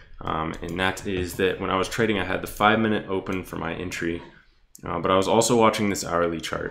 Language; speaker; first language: English; native; English